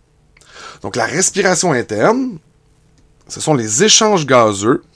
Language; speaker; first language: French; native; French